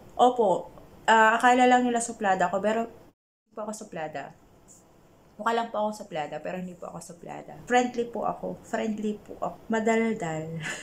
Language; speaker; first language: Filipino; non-native, local second language; Iloko